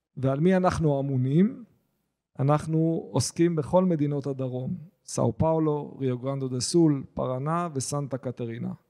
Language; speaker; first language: Hebrew; native; Hebrew